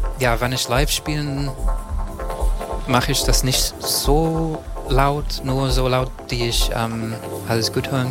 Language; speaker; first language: German; non-native, fluent; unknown